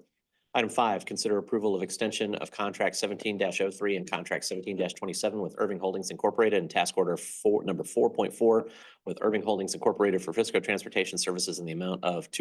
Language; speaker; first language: English; native; English